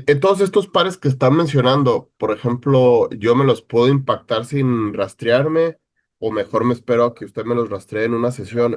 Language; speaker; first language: Spanish; native; Spanish